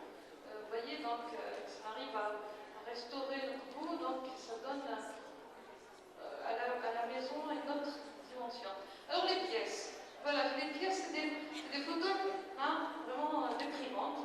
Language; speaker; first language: French; non-native, local second language; Arabic